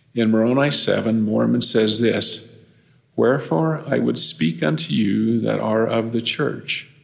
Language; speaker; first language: English; native; English